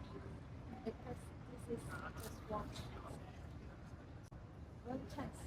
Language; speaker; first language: English; non-native, learner; Korean